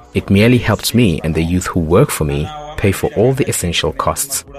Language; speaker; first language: English; non-native, local second language; Tumbuka